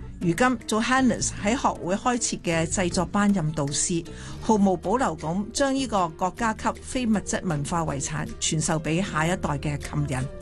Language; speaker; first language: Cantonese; native; Cantonese